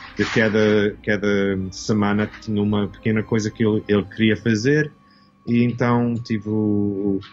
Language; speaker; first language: Portuguese; early bilingual, heritage; English